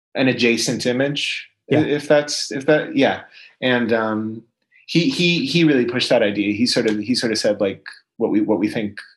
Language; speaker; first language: English; native; English